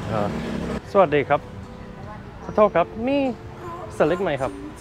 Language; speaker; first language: Thai; non-native, learner; English